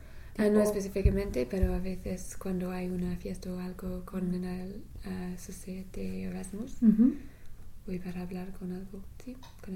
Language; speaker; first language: Spanish; non-native, fluent; English